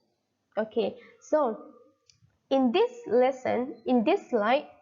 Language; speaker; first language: English; non-native, fluent; Thai